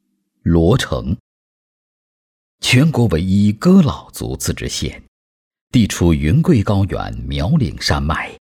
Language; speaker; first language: Chinese; native; Chinese